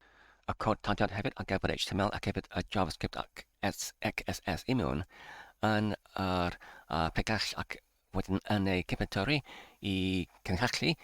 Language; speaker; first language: Welsh; non-native, fluent; English